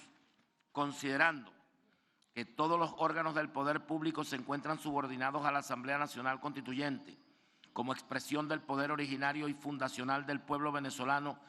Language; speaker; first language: Spanish; native; Spanish